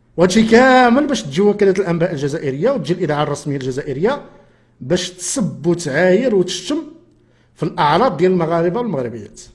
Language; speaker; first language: Arabic; native; Arabic